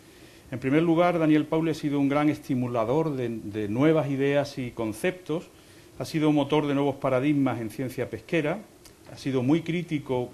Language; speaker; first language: Spanish; native; Spanish